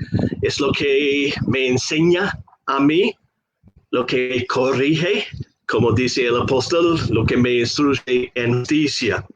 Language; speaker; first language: Spanish; non-native, fluent; English